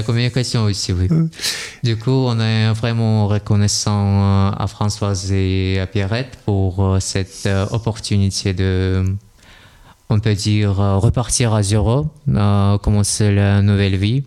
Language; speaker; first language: French; non-native, learner; Russian